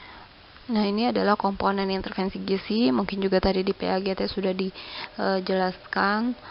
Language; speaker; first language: Indonesian; native; Indonesian